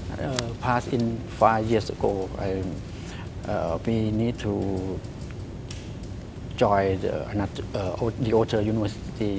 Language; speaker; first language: English; non-native, learner; Thai